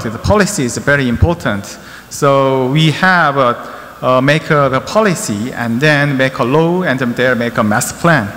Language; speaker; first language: English; non-native, learner; Korean